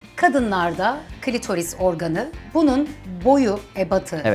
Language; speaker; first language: Turkish; native; Turkish